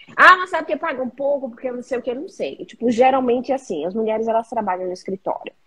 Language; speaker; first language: Portuguese; native; Portuguese